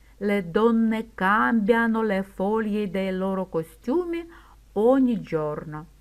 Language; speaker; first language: Italian; non-native, fluent; Ukrainian